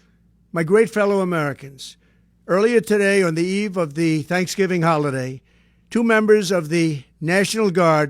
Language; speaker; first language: English; native; English